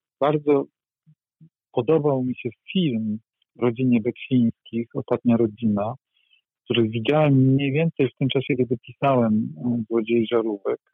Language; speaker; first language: Polish; native; Polish